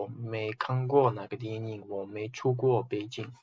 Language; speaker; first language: Chinese; non-native, fluent; Uzbek